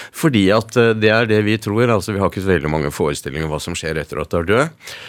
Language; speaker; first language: Norwegian; early bilingual, other home language; Yiddish